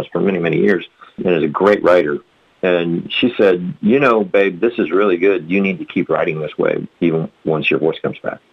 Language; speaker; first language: English; native; English